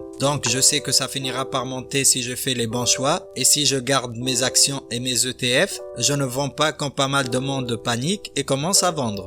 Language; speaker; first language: French; native; French